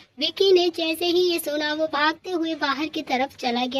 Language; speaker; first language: Hindi; native; Hindi